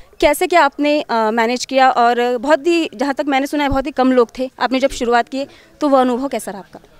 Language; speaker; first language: Hindi; non-native, local second language; Marathi